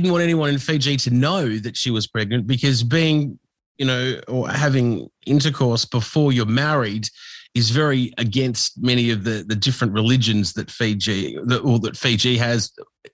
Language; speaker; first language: English; native; English